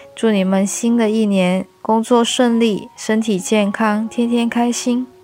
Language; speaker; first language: Chinese; native; Chinese